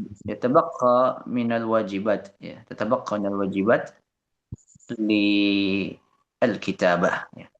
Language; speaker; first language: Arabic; non-native, fluent; Indonesian